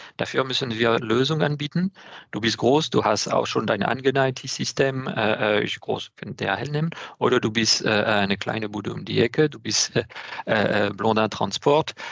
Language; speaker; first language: German; non-native, fluent; French